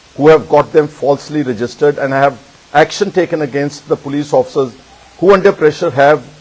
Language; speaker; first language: English; non-native, local second language; Punjabi